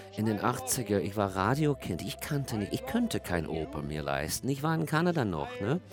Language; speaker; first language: German; non-native, fluent; English